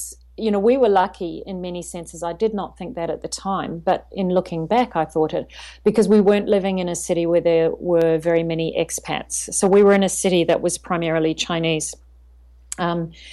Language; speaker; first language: English; native; English